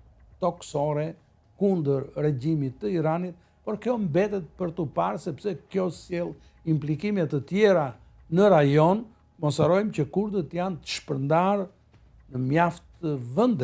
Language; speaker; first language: Albanian; native; Albanian